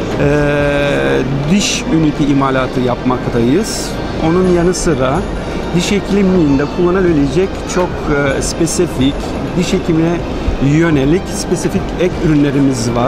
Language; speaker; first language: Turkish; early bilingual, heritage; Turkish